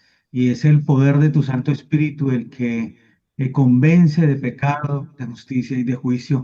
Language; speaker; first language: Spanish; native; Spanish